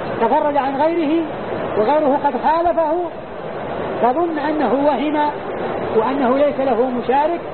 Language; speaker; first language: Arabic; native; Arabic